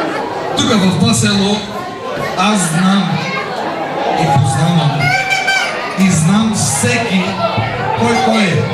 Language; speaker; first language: Bulgarian; non-native, local second language; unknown